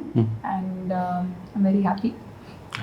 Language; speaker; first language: Kannada; non-native, local second language; Malayalam